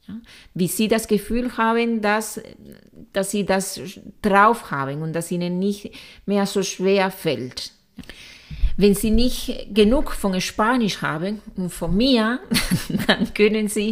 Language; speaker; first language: German; non-native, fluent; Spanish